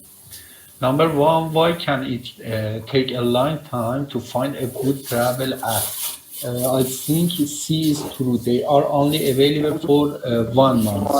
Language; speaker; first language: English; non-native, learner; Persian